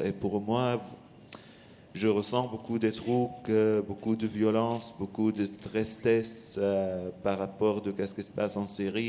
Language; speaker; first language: French; non-native, learner; Arabic